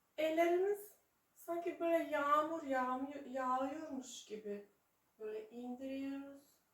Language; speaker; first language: Turkish; non-native, fluent; Serbian